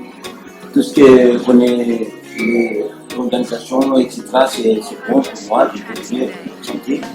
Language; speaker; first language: French; non-native, local second language; Malagasy